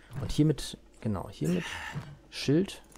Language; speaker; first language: German; native; German